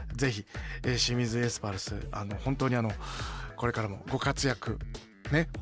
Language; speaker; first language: Japanese; native; Japanese